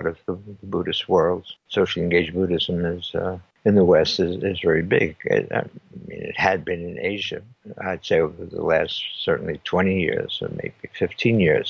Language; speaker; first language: English; native; English